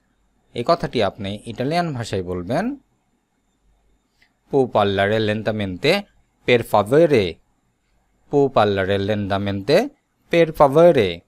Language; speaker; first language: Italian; non-native, learner; Bangla